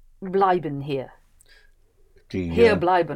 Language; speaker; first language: German; non-native, learner; English